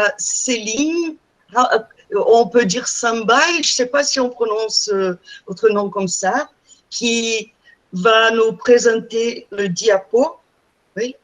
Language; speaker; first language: French; non-native, fluent; Portuguese